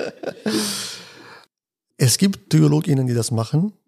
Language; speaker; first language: German; non-native, fluent; Arabic